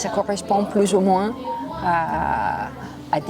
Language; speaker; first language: French; non-native, local second language; Italian